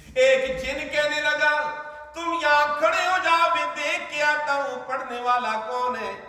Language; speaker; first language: Urdu; non-native, local second language; Northern Hindko